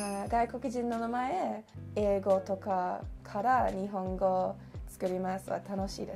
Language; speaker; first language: Japanese; non-native, learner; English